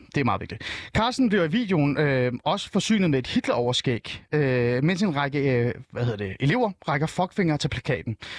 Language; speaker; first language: Danish; early bilingual, other home language; Persian